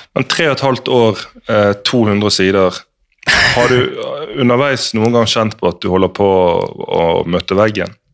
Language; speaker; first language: Norwegian; native; Norwegian